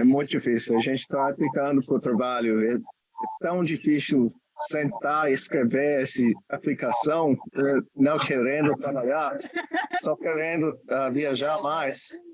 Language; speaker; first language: Portuguese; non-native, learner; English